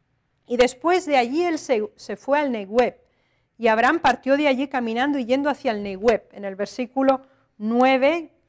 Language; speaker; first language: Spanish; native; Spanish